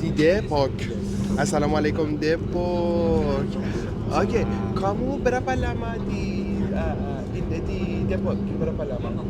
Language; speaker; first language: Indonesian; non-native, learner; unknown